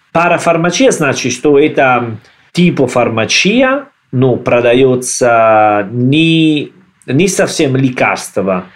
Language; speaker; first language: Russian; non-native, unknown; Italian